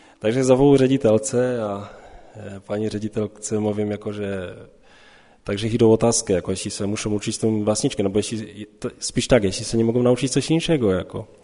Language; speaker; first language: Czech; non-native, local second language; Polish